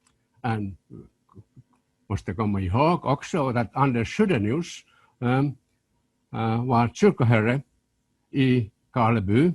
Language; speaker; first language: Swedish; non-native, local second language; Finnish